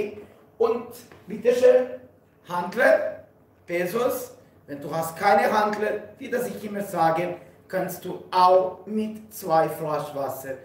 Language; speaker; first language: German; non-native, learner; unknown